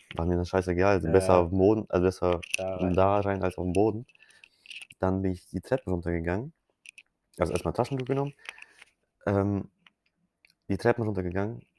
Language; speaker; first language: German; early bilingual, other home language; Polish